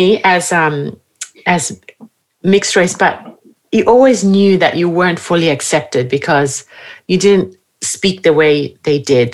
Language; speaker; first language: English; native; English